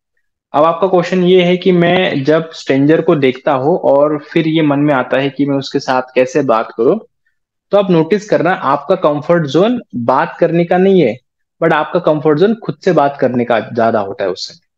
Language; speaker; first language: Hindi; native; Hindi